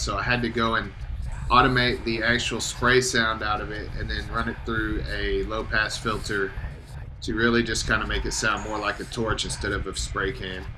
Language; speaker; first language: English; native; English